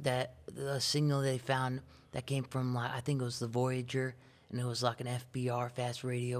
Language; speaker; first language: English; native; English